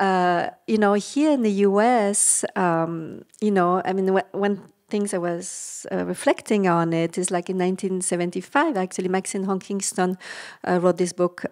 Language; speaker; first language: English; non-native, fluent; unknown